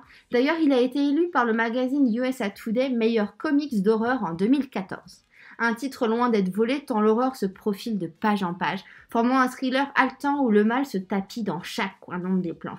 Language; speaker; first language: French; native; French